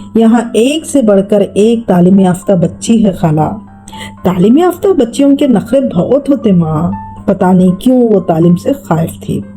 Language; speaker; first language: Urdu; native; Urdu